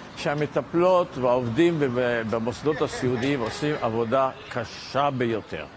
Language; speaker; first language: Hebrew; native; Hebrew